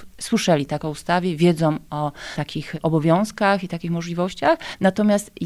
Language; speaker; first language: Polish; native; Polish